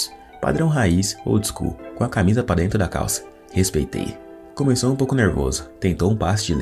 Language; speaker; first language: Portuguese; native; Portuguese